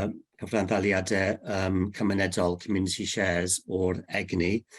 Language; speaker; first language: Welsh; non-native, learner; English